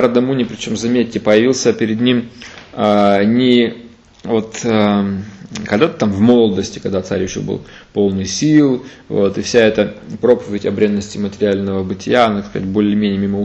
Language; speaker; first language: Russian; native; Russian